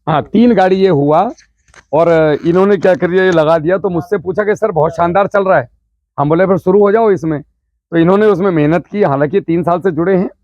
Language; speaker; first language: Hindi; native; Hindi